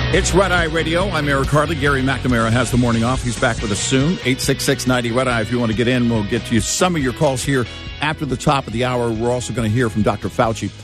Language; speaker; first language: English; native; English